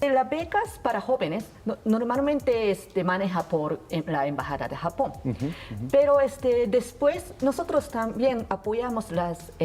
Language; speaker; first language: Spanish; non-native, learner; Japanese